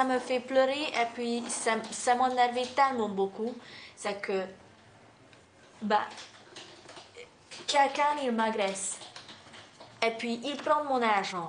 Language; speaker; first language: French; non-native, fluent; Russian